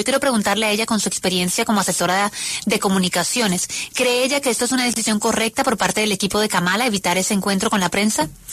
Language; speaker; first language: Spanish; native; Spanish